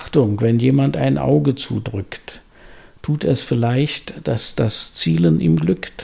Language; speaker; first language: German; native; German